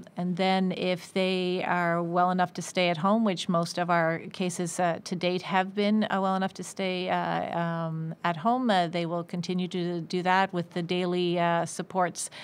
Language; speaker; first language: English; native; English